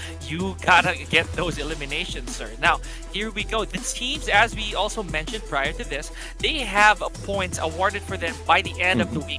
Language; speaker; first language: English; non-native, local second language; Filipino